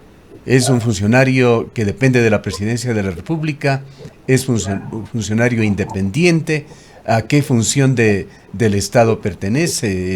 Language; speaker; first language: Spanish; native; Spanish